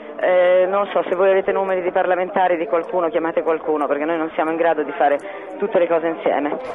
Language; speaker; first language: Italian; native; Italian